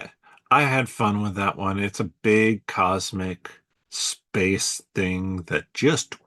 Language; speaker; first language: English; native; English